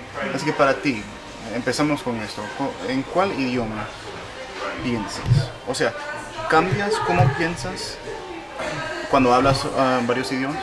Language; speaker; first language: Spanish; native; Spanish